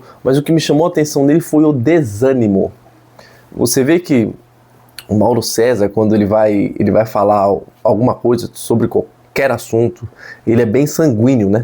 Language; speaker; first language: Portuguese; native; Portuguese